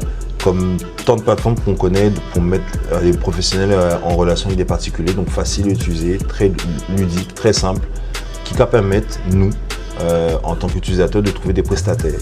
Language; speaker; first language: French; non-native, local second language; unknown